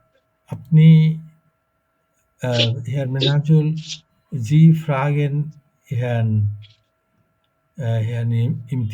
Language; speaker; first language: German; non-native, fluent; Bangla